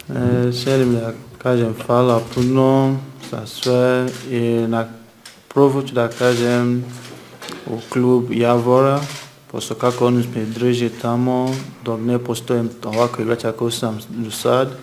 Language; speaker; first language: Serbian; non-native, learner; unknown